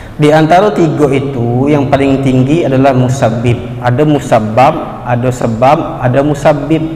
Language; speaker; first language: Malay; native; Malay